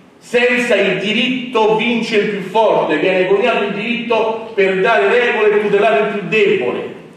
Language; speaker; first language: Italian; native; Italian